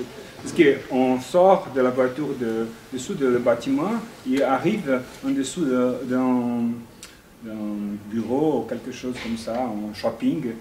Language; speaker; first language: French; non-native, fluent; Portuguese